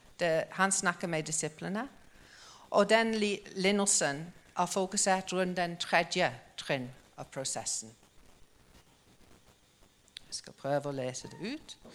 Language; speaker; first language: Norwegian; non-native, fluent; English